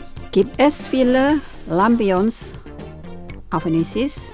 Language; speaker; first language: German; non-native, fluent; Indonesian